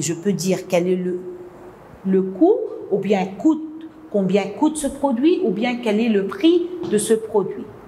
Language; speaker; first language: French; non-native, local second language; Arabic